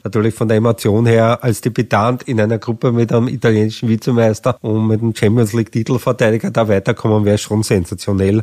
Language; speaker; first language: German; native; German